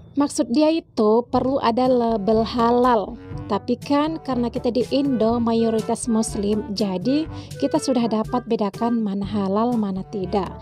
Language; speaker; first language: Indonesian; native; Indonesian